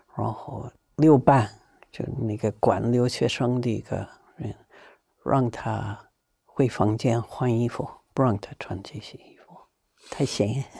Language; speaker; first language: Chinese; non-native, fluent; English